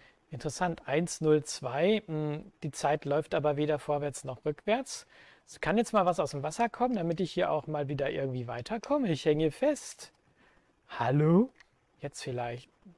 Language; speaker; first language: German; native; German